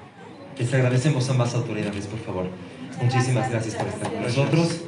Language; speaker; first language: Spanish; native; Spanish